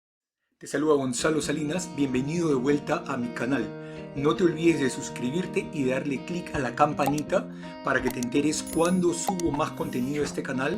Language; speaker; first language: Spanish; native; Spanish